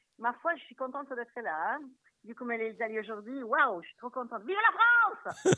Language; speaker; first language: French; non-native, fluent; Italian